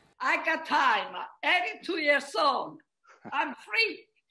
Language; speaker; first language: English; non-native, learner; Italian